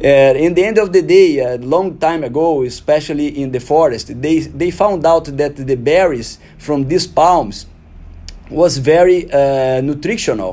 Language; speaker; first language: English; non-native, fluent; Portuguese